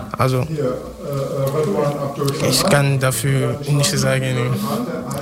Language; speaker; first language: German; non-native, learner; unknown